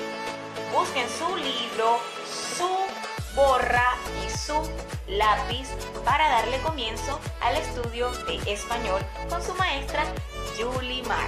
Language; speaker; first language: Spanish; non-native, fluent; Portuguese